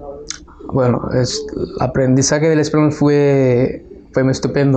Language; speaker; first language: Spanish; non-native, fluent; Bangla